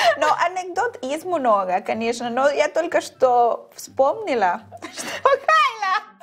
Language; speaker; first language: Russian; non-native, fluent; Spanish